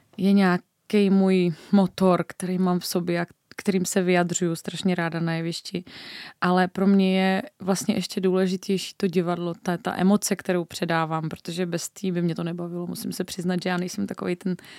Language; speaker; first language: Czech; native; Czech